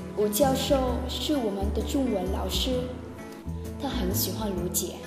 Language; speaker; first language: Chinese; non-native, learner; Vietnamese